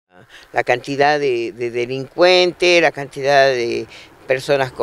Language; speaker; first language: Spanish; native; Spanish